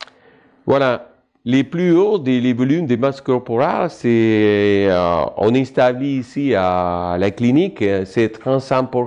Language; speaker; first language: French; non-native, fluent; Spanish